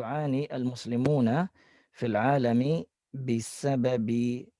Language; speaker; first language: Arabic; non-native, fluent; English